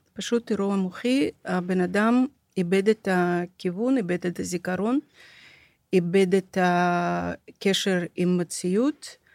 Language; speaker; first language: Hebrew; non-native, fluent; Russian